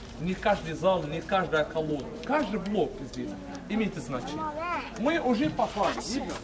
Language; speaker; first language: Russian; non-native, learner; Arabic